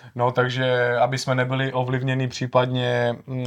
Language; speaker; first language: Czech; native; Czech